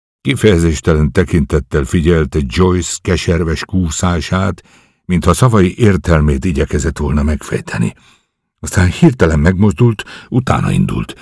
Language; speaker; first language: Hungarian; native; Hungarian